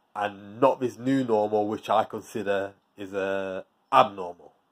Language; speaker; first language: English; native; English